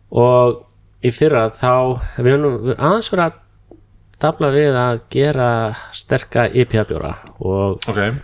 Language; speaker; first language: Icelandic; non-native, fluent; English